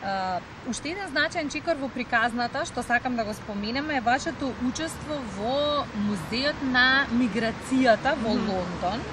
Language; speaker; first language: Macedonian; native; Macedonian